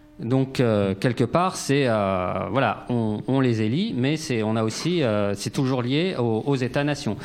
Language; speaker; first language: French; native; French